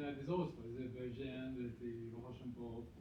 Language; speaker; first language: French; non-native, learner; English